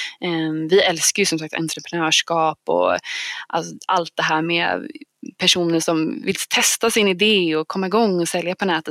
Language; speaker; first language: Swedish; native; Swedish